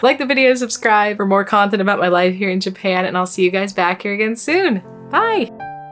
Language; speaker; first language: English; native; English